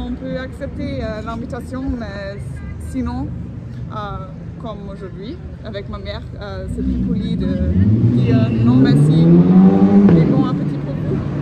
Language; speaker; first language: French; non-native, fluent; German